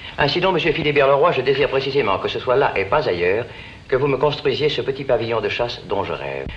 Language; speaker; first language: French; native; French